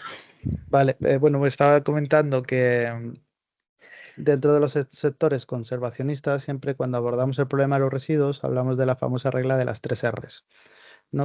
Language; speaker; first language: Spanish; native; Spanish